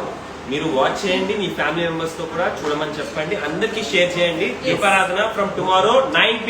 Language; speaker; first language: Telugu; native; Telugu